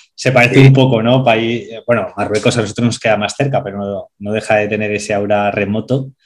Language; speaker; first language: Spanish; native; Spanish